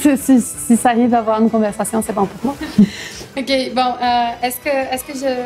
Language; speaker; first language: French; non-native, fluent; Portuguese